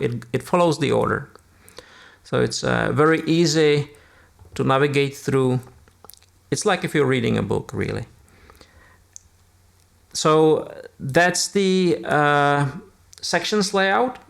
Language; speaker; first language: English; non-native, fluent; Czech